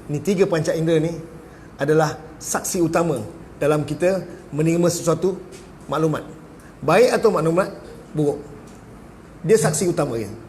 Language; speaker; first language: Malay; native; Malay